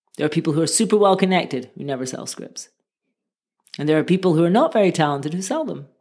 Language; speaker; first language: English; native; English